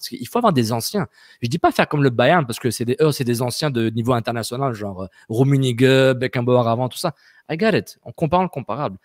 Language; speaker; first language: French; native; French